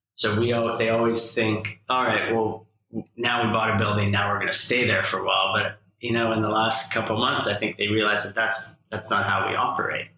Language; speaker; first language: English; native; English